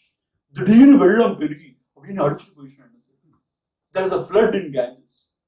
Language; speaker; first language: English; non-native, local second language; Tamil